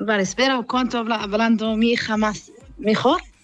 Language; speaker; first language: Spanish; non-native, learner; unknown